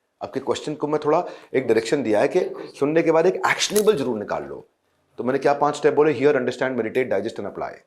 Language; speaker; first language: Hindi; native; Hindi